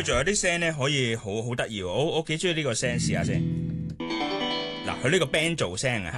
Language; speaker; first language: Cantonese; native; Cantonese